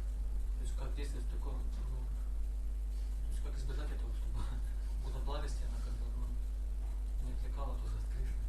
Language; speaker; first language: Russian; native; Russian